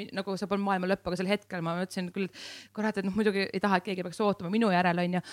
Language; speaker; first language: Estonian; native; Estonian